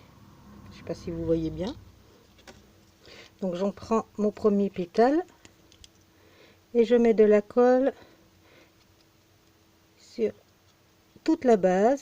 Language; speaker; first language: French; native; French